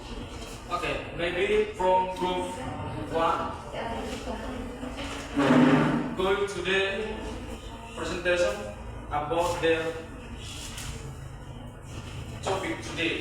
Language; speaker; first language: English; non-native, learner; Indonesian